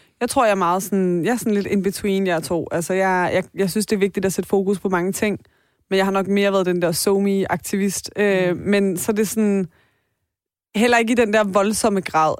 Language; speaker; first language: Danish; early bilingual, other home language; Persian